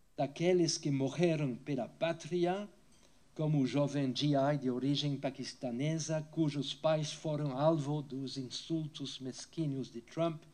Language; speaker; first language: Portuguese; non-native, fluent; French